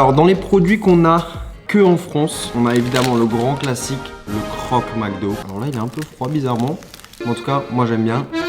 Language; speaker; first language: French; native; French